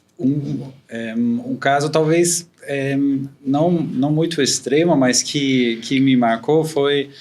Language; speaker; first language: Portuguese; non-native, fluent; German